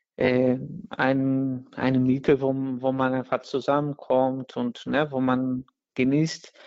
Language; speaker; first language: German; non-native, fluent; Portuguese